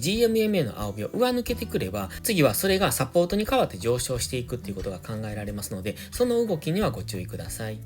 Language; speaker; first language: Japanese; native; Japanese